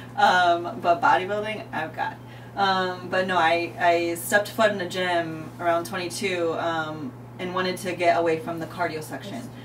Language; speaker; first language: English; native; English